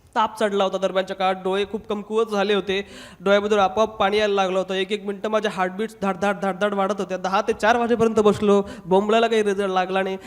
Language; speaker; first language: Marathi; non-native, local second language; Hindi